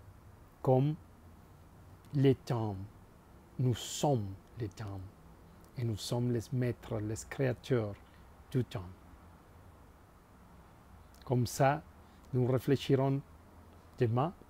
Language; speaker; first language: French; non-native, fluent; Spanish